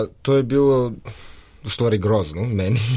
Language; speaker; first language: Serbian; early bilingual, heritage; Serbian